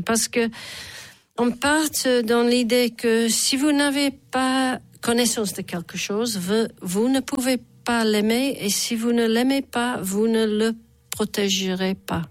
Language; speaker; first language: French; non-native, fluent; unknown